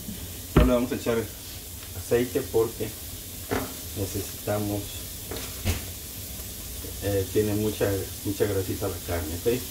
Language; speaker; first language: Spanish; native; Spanish